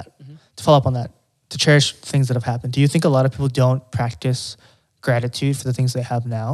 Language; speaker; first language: English; non-native, local second language; Filipino